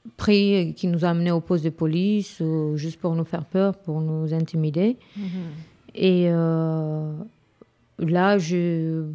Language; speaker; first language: French; non-native, fluent; Romanian